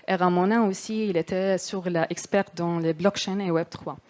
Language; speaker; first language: French; non-native, learner; Arabic